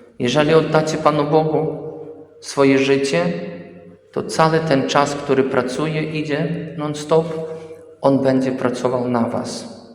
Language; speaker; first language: Polish; early bilingual, heritage; Polish